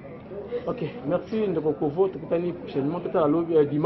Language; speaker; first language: French; non-native, local second language; Lingala